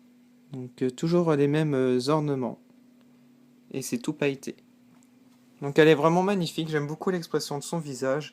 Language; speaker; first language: French; native; French